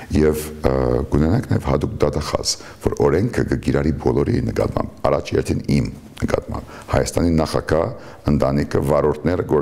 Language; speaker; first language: Armenian; early bilingual, heritage; Armenian